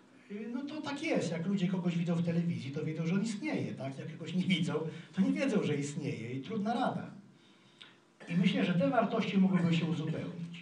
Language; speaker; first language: Polish; native; Polish